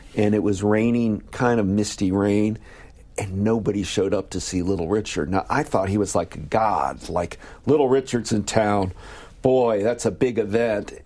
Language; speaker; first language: English; native; English